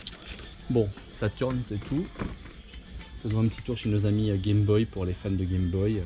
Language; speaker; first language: French; native; French